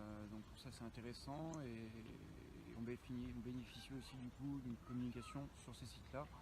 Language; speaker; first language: French; native; French